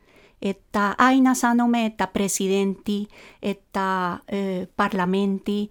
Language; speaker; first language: Finnish; non-native, fluent; Spanish